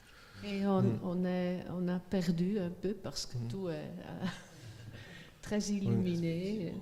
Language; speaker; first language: French; non-native, fluent; Swiss German